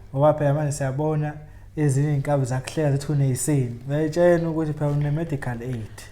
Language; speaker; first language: Zulu; native; Zulu